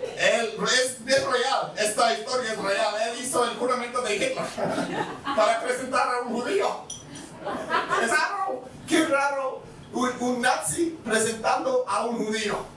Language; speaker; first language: Spanish; non-native, fluent; English